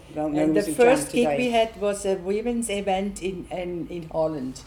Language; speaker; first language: English; non-native, learner; Swiss German